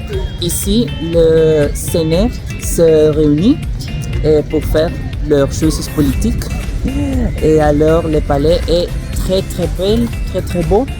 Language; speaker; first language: French; non-native, learner; Spanish